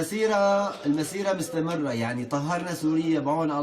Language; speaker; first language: Arabic; native; Arabic